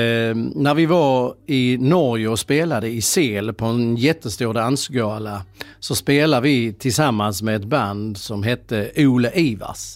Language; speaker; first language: Swedish; native; Swedish